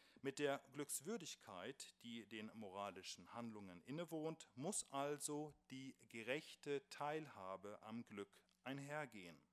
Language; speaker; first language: German; native; German